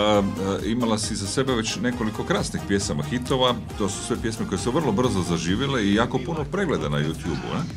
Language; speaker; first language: Croatian; native; Croatian